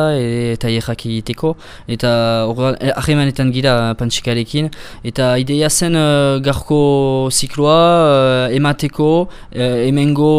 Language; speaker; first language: Basque; non-native, local second language; French